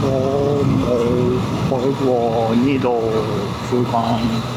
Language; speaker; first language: Chinese; non-native, learner; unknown